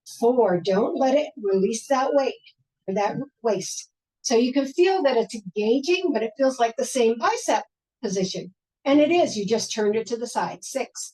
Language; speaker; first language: English; native; English